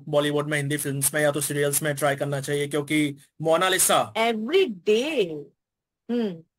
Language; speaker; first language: Hindi; native; Hindi